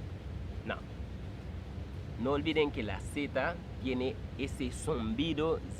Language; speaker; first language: Spanish; non-native, fluent; Haitian Creole